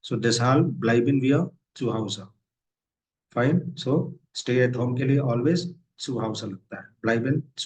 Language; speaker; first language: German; non-native, fluent; Hindi